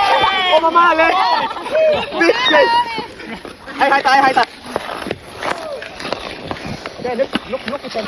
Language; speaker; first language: Finnish; non-native, learner; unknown